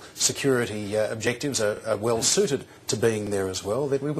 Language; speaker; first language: English; native; English